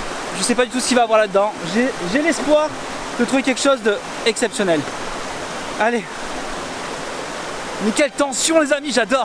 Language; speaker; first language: French; native; French